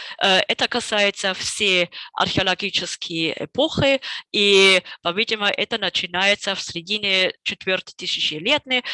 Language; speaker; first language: Russian; non-native, fluent; German